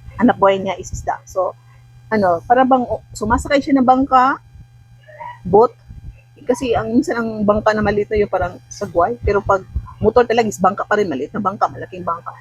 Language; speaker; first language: Filipino; non-native, local second language; Cebuano